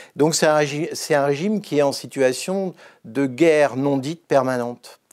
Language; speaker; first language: French; native; French